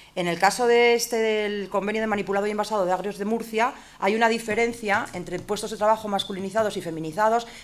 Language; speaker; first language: Spanish; native; Spanish